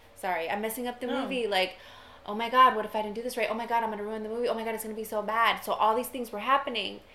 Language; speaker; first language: English; native; English